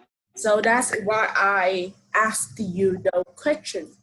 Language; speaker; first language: English; non-native, fluent; Vietnamese